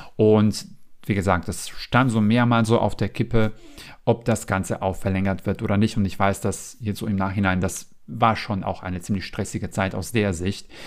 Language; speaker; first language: German; non-native, fluent; Macedonian